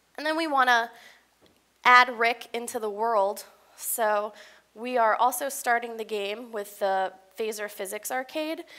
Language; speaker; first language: English; native; English